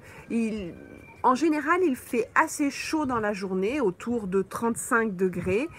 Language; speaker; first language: French; native; French